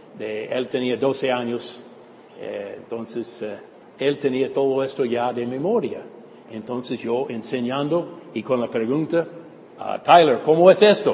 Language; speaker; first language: Spanish; non-native, fluent; English